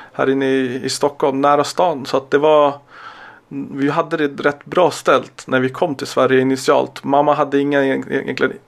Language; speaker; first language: Swedish; early bilingual, other home language; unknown